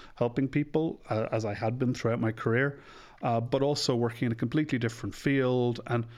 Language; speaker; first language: English; native; English